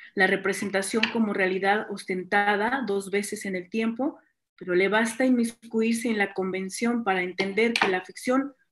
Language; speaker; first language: Spanish; native; Spanish